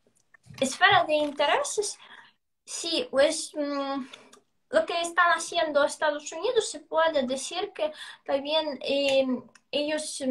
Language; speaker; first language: Spanish; non-native, fluent; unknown